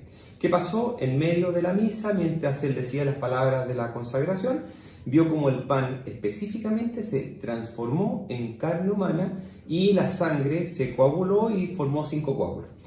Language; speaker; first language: Spanish; native; Spanish